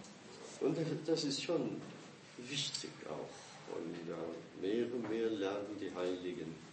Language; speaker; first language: German; non-native, fluent; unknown